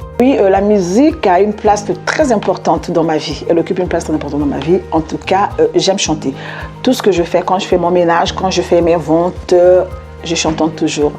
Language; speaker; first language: French; non-native, local second language; Lingala